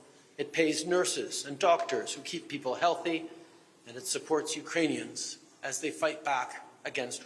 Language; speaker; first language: English; native; English